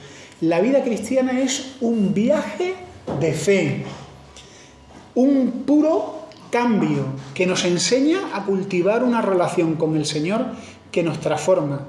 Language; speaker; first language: Spanish; native; Spanish